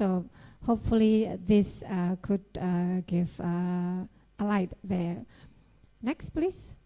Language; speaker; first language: English; non-native, fluent; Indonesian